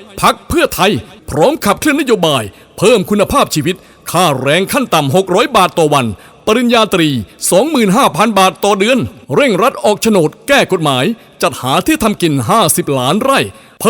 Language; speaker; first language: Thai; native; Thai